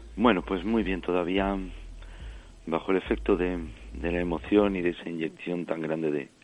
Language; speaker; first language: Spanish; early bilingual, heritage; French